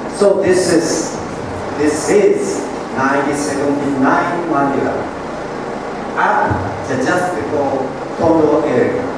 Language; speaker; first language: English; non-native, learner; Japanese